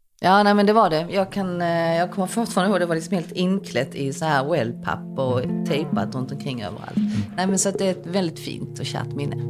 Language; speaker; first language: Swedish; early bilingual, other home language; Korean